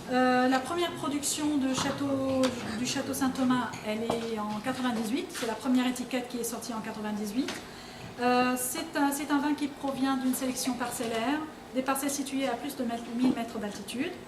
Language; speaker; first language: French; non-native, local second language; Arabic